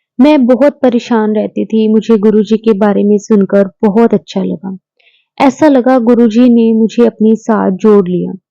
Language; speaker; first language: Hindi; native; Hindi